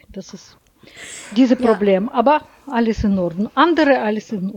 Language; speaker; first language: German; non-native, learner; Russian